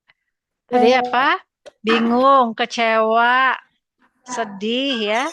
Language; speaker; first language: Indonesian; non-native, local second language; Sundanese